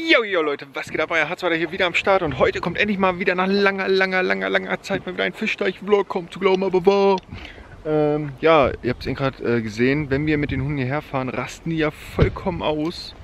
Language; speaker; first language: German; native; German